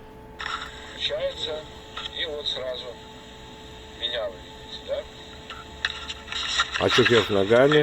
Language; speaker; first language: Russian; native; Russian